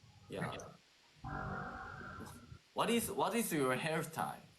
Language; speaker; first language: English; non-native, learner; Korean